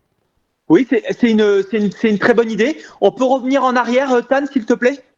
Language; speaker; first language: French; native; French